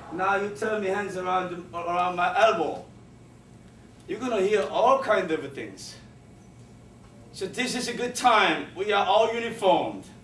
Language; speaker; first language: English; non-native, fluent; Korean